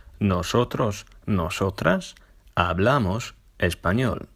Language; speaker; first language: Spanish; non-native, fluent; Polish